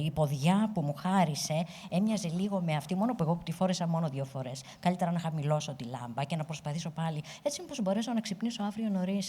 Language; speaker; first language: Greek; native; Greek